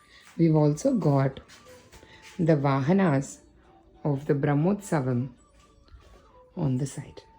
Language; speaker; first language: English; non-native, local second language; Tamil